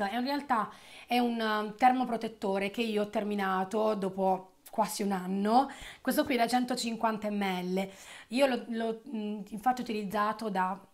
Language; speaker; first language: Italian; native; Italian